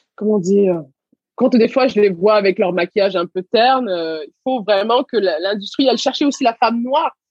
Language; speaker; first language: French; early bilingual, other home language; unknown